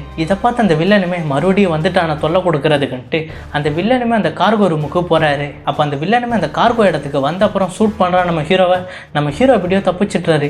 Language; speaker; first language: Tamil; native; Tamil